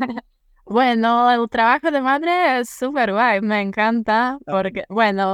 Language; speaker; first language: Spanish; non-native, fluent; Czech